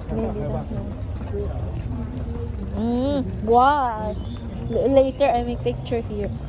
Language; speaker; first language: English; non-native, local second language; Filipino